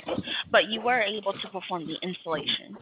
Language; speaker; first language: English; native; English